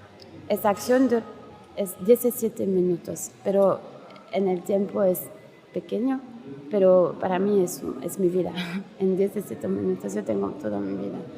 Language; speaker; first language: Spanish; non-native, learner; French